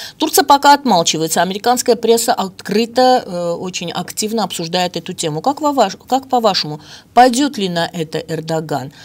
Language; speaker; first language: Russian; non-native, local second language; Armenian